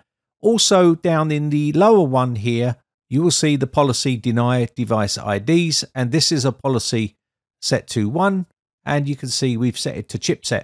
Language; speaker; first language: English; native; English